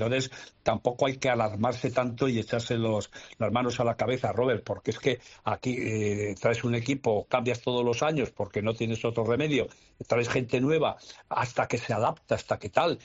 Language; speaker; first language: Spanish; native; Spanish